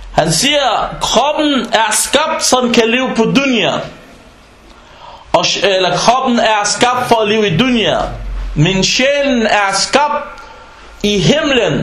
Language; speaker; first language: Danish; early bilingual, other home language; Arabic